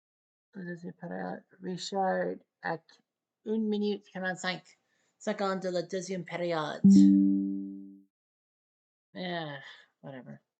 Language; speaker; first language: French; non-native, learner; English